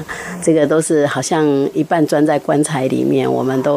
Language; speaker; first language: Chinese; native; Chinese